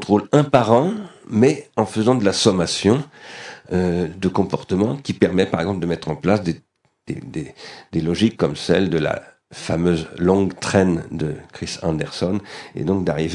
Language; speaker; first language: French; native; French